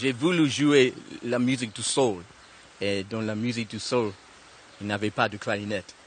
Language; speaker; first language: French; non-native, learner; English